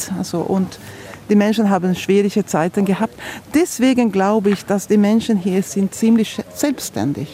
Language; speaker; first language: German; non-native, fluent; Swedish